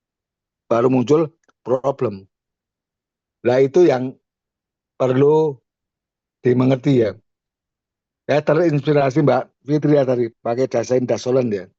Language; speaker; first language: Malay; non-native, local second language; Javanese